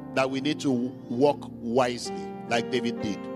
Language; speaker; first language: English; non-native, local second language; Igbo